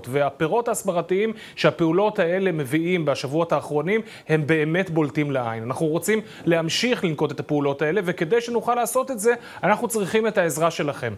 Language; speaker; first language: Hebrew; native; Hebrew